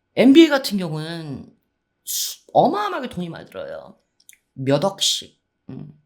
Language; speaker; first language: Korean; early bilingual, heritage; Korean